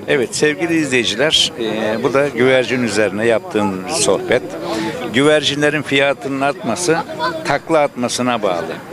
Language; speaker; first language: Turkish; native; Turkish